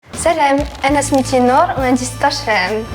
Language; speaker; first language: Arabic; native; Arabic